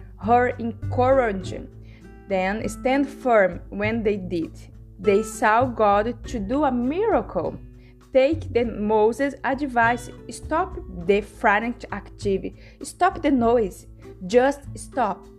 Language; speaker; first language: English; non-native, learner; Portuguese